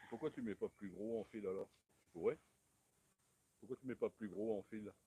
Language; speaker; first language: French; native; French